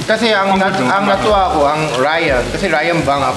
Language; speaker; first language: Filipino; non-native, fluent; Korean